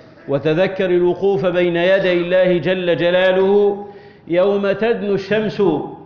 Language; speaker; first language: Arabic; native; Arabic